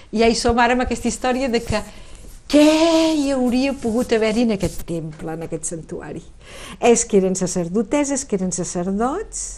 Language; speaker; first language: Catalan; native; Catalan